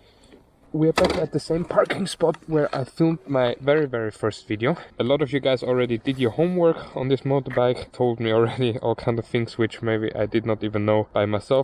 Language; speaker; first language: English; non-native, fluent; German